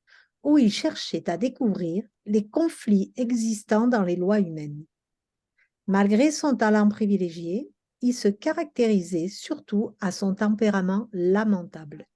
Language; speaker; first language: French; native; French